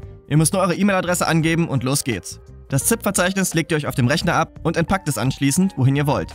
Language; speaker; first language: German; native; German